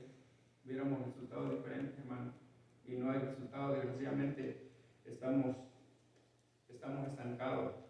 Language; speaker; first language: Spanish; native; Spanish